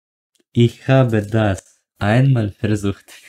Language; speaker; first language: German; non-native, learner; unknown